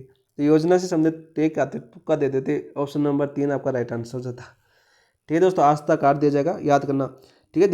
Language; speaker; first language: Hindi; native; Hindi